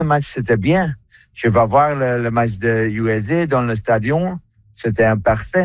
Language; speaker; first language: French; non-native, learner; Dutch